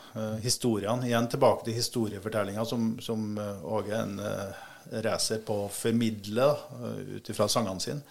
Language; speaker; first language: Norwegian; native; Norwegian